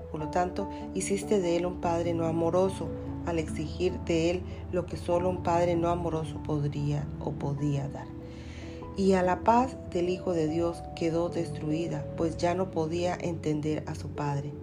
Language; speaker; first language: Spanish; native; Spanish